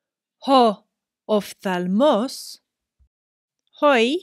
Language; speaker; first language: Greek; non-native, fluent; English